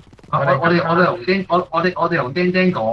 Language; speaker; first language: Chinese; native; Chinese